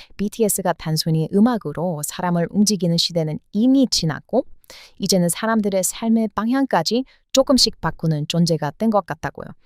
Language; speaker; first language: Korean; non-native, fluent; English